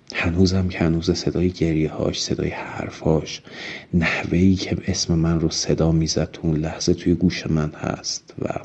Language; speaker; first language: Persian; native; Persian